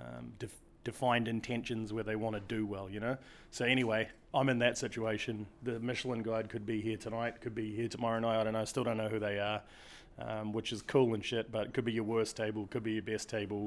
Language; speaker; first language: English; native; English